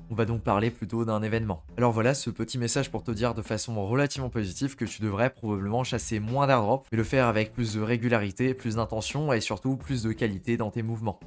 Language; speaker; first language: French; native; French